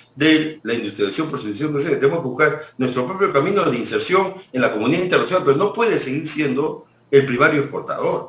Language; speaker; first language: Spanish; native; Spanish